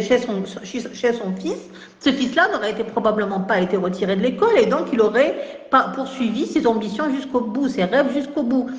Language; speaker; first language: French; non-native, local second language; Kabyle